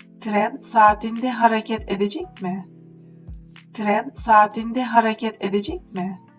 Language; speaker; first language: Turkish; non-native, fluent; Uzbek